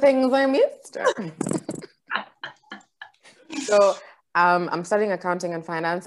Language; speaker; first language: English; non-native, local second language; Shona